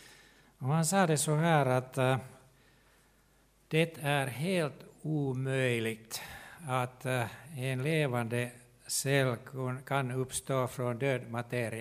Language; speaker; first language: Swedish; non-native, local second language; Finnish